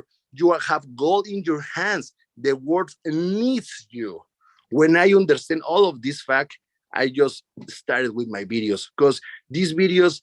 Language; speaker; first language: English; non-native, learner; Spanish